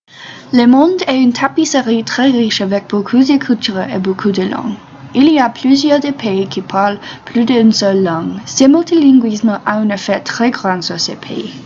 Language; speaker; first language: French; non-native, learner; English